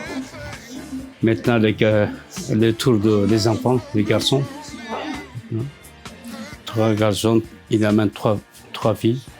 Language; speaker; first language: French; non-native, learner; Turkish